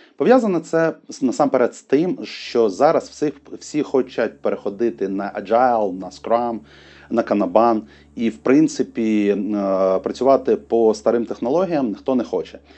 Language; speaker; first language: Ukrainian; non-native, local second language; Russian